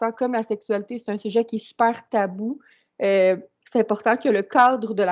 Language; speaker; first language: French; native; French